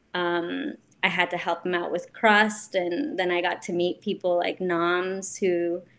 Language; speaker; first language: English; native; English